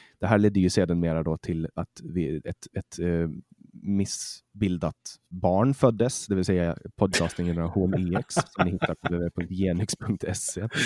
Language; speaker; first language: Swedish; native; Swedish